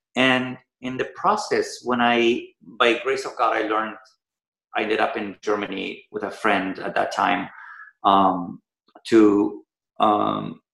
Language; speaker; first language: English; early bilingual, other home language; Persian